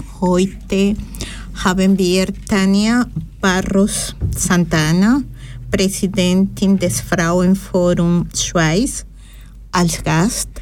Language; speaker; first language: German; non-native, learner; Spanish